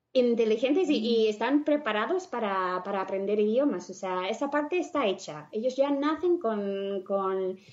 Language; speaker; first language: Spanish; non-native, fluent; English